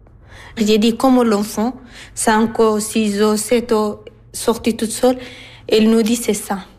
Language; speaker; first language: French; non-native, learner; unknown